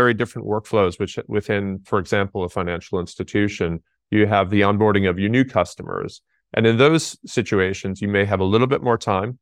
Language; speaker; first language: English; native; English